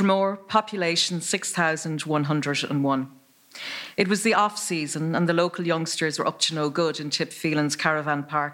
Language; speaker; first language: English; native; English